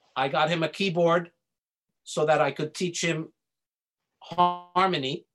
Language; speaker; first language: English; native; English